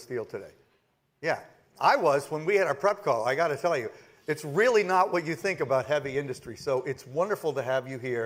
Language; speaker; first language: English; native; English